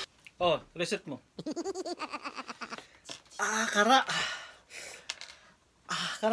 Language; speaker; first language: Japanese; non-native, learner; Filipino